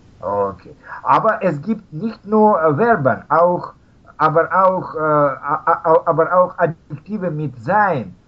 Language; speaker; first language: German; non-native, learner; Russian